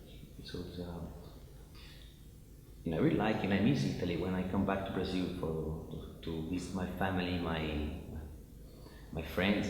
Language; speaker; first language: English; non-native, fluent; Portuguese